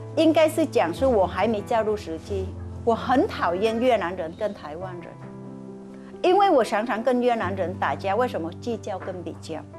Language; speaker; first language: Chinese; non-native, fluent; Vietnamese